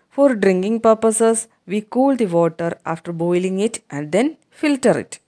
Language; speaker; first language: English; non-native, local second language; Malayalam